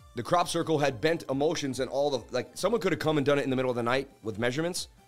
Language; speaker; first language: English; native; English